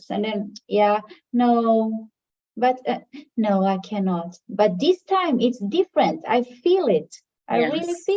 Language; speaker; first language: English; non-native, fluent; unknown